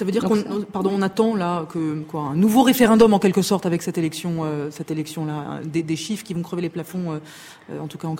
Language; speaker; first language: French; native; French